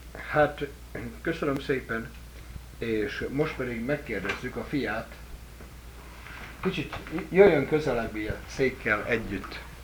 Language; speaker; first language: Hungarian; native; Hungarian